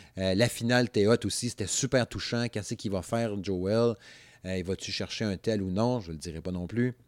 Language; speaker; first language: French; native; French